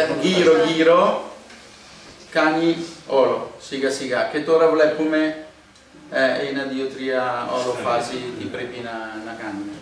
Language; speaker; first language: Greek; non-native, learner; Italian